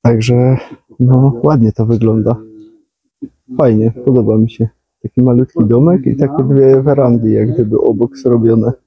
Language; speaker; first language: Polish; native; Polish